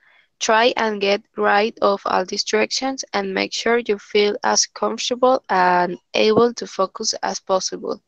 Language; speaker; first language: English; non-native, learner; Spanish